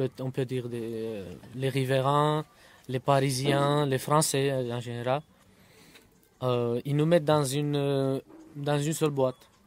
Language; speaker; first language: French; non-native, fluent; Romany